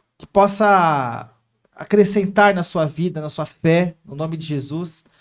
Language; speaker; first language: Portuguese; native; Portuguese